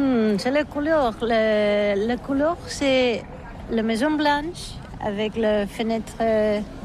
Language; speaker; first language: French; non-native, learner; Catalan